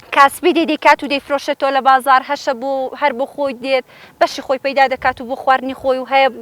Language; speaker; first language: Central Kurdish; native; Central Kurdish